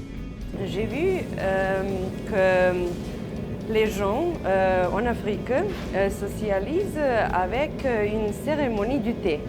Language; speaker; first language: French; non-native, learner; Serbian